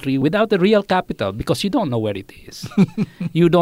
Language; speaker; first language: English; non-native, local second language; Filipino